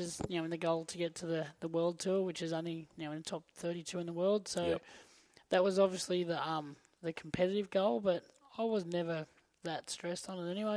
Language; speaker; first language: English; native; English